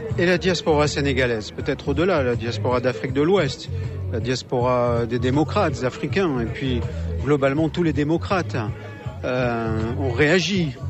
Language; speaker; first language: French; native; French